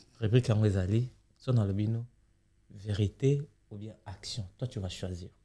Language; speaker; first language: French; non-native, local second language; Lingala